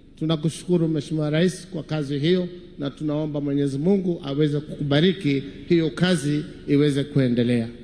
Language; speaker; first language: Swahili; non-native, local second language; Kikuyu